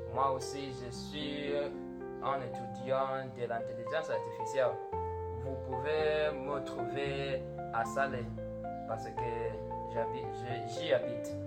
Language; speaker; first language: French; non-native, learner; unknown